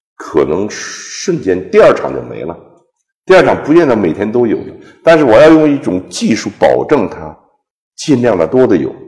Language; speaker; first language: Chinese; native; Chinese